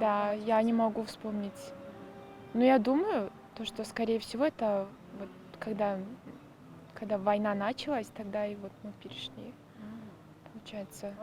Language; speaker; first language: Russian; non-native, local second language; Kyrgyz